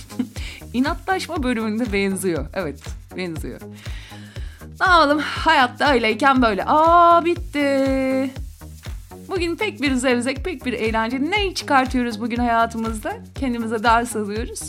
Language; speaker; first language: Turkish; native; Turkish